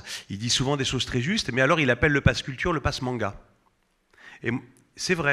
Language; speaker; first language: French; native; French